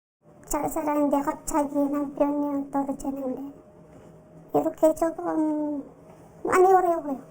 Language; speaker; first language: Korean; non-native, learner; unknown